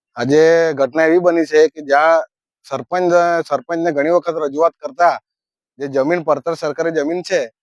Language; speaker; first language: Gujarati; non-native, local second language; Gamit